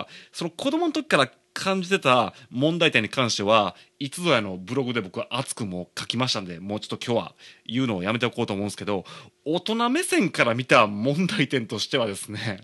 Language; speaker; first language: Japanese; native; Japanese